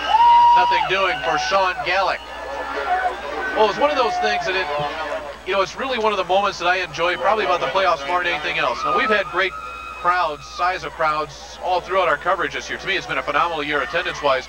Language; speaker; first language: English; native; English